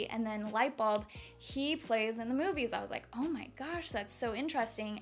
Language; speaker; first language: English; native; English